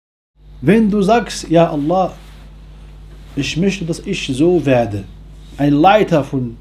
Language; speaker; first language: German; non-native, fluent; Arabic